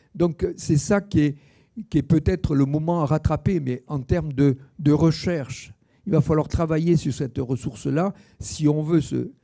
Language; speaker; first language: French; native; French